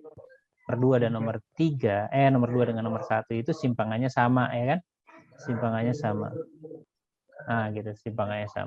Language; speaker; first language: Indonesian; native; Indonesian